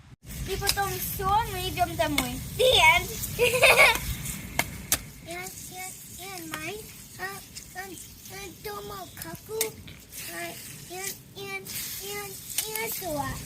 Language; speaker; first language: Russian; early bilingual, heritage; Russian